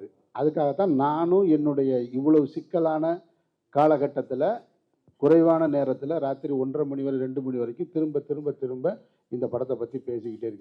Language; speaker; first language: Tamil; native; Tamil